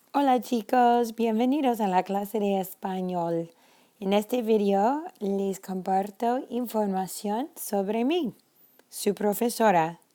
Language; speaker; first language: Spanish; non-native, fluent; English